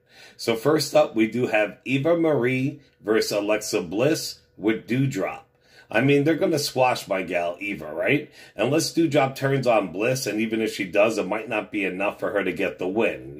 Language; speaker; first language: English; native; English